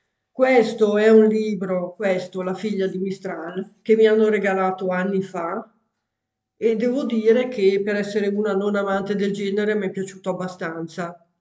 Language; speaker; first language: Italian; native; Italian